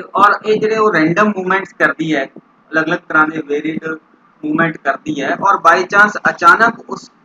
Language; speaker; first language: Hindi; non-native, local second language; Punjabi